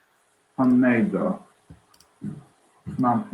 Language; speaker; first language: Chinese; non-native, learner; Swedish